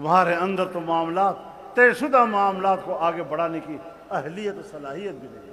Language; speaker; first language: Urdu; non-native, local second language; Pashto